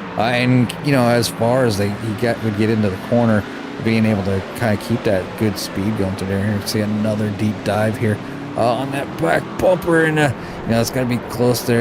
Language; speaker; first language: English; native; English